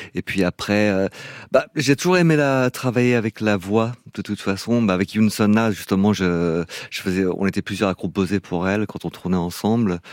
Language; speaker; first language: French; non-native, fluent; English